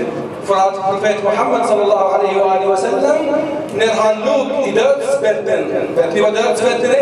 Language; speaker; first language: Swedish; early bilingual, other home language; Arabic